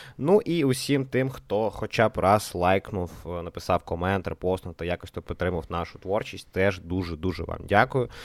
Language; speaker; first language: Ukrainian; native; Ukrainian